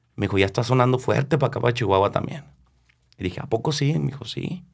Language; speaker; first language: Spanish; native; Spanish